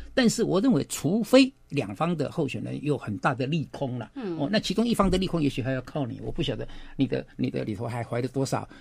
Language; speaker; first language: Chinese; native; Chinese